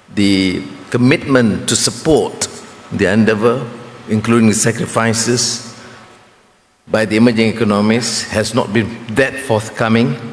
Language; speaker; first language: English; non-native, local second language; Malay